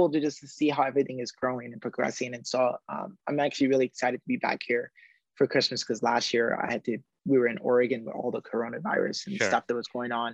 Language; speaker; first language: English; native; English